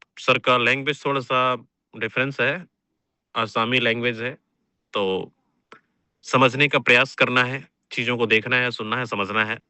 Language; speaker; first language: Hindi; native; Hindi